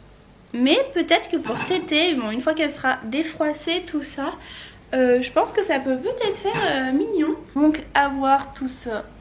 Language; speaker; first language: French; native; French